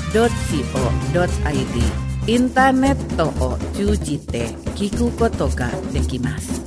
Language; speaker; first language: Japanese; non-native, learner; Indonesian